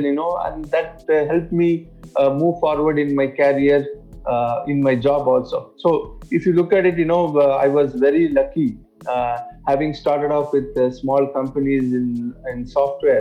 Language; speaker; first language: English; non-native, local second language; Tamil